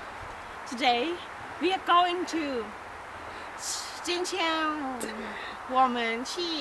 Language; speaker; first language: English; non-native, learner; Thai